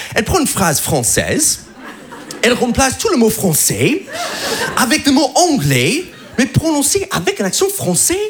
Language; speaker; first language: French; non-native, fluent; English